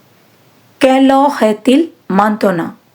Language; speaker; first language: French; non-native, fluent; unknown